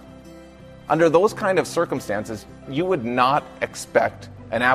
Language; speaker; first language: English; native; English